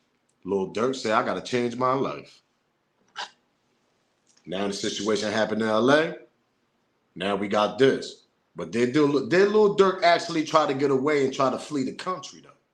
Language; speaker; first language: English; native; English